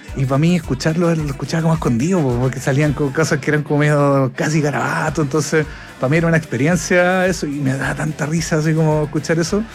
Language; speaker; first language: Spanish; native; Spanish